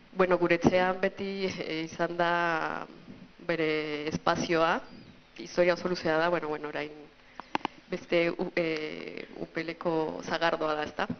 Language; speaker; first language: Basque; non-native, fluent; Spanish